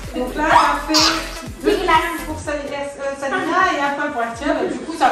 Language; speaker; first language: French; native; French